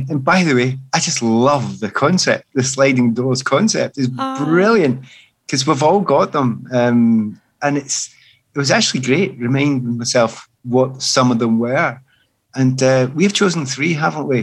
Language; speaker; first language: English; native; English